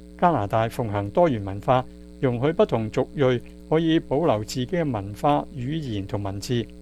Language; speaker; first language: Chinese; non-native, local second language; Cantonese